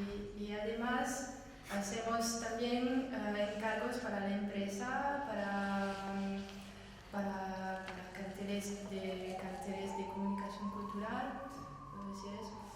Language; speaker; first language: Spanish; non-native, learner; French